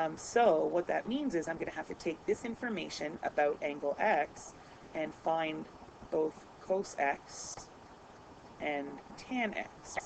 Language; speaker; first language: English; native; English